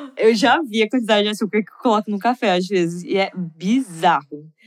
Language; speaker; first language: Portuguese; non-native, fluent; English